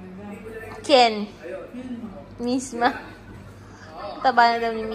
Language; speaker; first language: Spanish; non-native, learner; Filipino